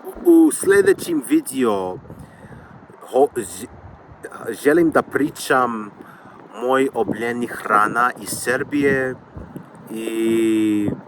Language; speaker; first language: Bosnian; non-native, learner; English